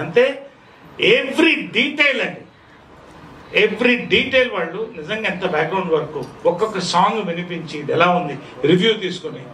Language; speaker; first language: Telugu; native; Telugu